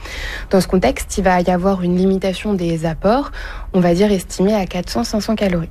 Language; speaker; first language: French; native; French